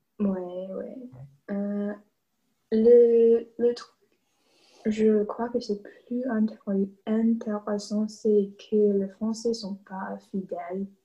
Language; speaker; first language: French; non-native, learner; English